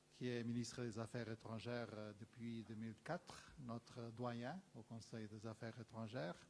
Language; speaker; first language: French; non-native, fluent; Portuguese